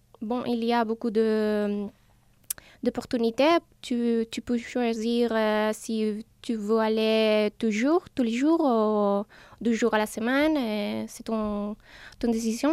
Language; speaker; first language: French; non-native, fluent; Spanish